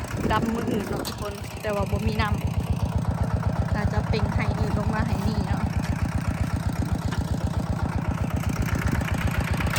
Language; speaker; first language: Thai; non-native, local second language; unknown